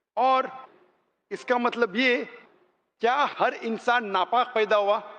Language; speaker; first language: Hindi; non-native, local second language; Konkani